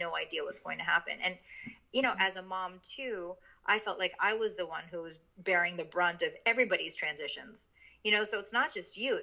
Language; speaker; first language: English; early bilingual, other home language; Japanese